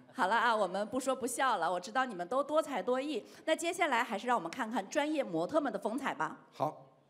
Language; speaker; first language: Chinese; native; Chinese